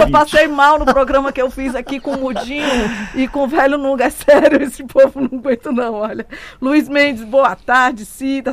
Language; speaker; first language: Portuguese; native; Portuguese